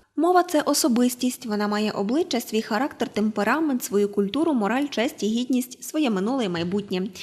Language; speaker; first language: Ukrainian; native; Ukrainian